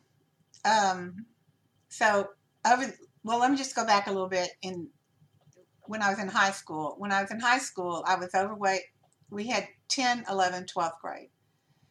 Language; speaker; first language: English; native; English